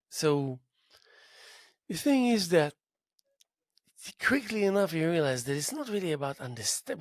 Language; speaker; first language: English; non-native, fluent; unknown